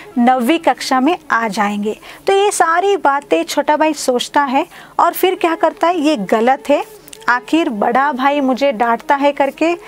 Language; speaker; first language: Hindi; non-native, local second language; Kannada